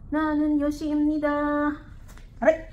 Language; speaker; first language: Korean; non-native, learner; Cebuano